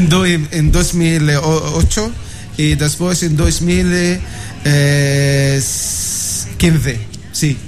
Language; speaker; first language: Spanish; non-native, learner; Arabic